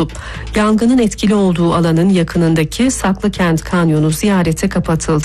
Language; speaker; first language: Turkish; native; Turkish